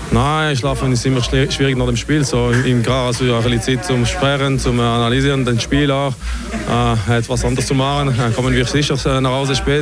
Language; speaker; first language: German; non-native, local second language; French